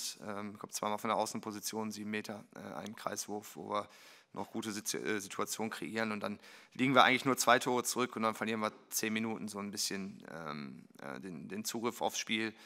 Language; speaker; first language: German; native; German